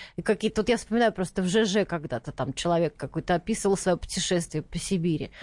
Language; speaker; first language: Russian; native; Russian